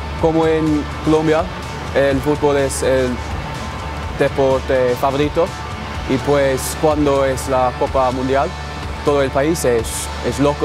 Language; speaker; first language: Spanish; non-native, fluent; English